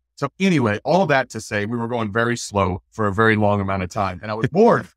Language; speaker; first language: English; native; English